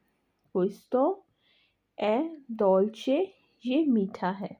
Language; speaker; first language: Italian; non-native, fluent; Urdu